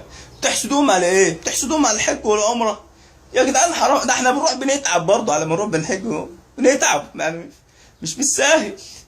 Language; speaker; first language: Arabic; native; Arabic